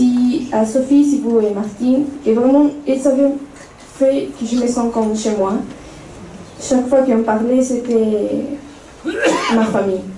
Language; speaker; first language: French; non-native, fluent; Spanish